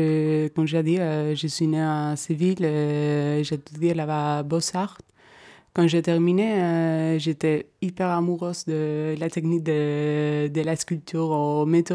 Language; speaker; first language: French; non-native, fluent; Spanish